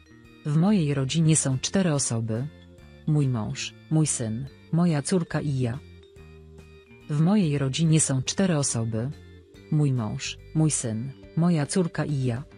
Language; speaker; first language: Polish; non-native, learner; Spanish